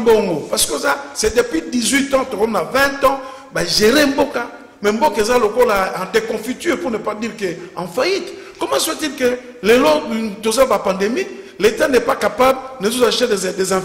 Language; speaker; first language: French; non-native, local second language; Lingala